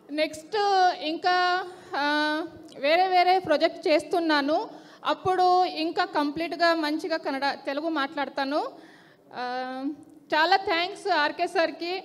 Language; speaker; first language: Telugu; non-native, learner; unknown